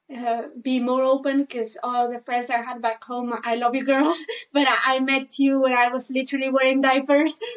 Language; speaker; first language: English; non-native, fluent; Spanish